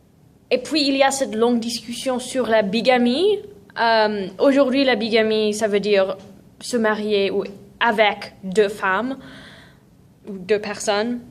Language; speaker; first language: French; non-native, fluent; English